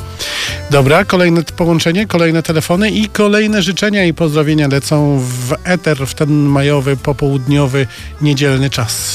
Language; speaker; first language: Polish; native; Polish